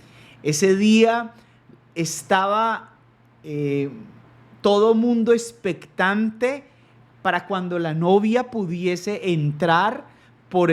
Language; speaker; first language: Spanish; native; Spanish